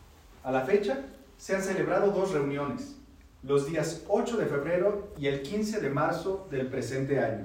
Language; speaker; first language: Spanish; native; Spanish